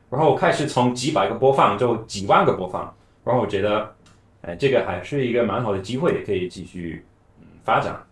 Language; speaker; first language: Chinese; non-native, fluent; English